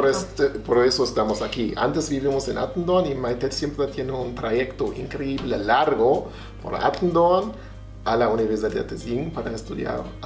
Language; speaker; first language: Spanish; non-native, fluent; German